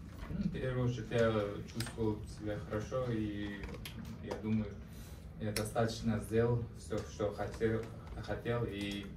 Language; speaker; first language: Russian; non-native, learner; Uzbek